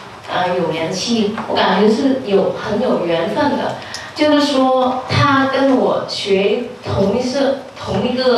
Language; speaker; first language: Chinese; non-native, fluent; Vietnamese